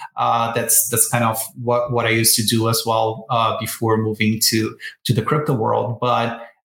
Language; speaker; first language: English; non-native, fluent; Portuguese